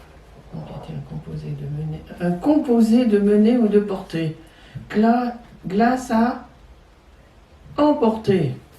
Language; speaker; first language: French; native; French